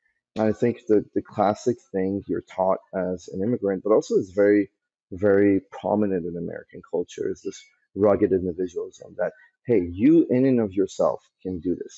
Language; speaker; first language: English; early bilingual, other home language; Persian